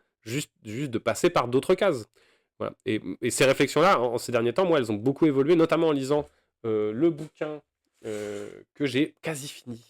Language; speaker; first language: French; native; French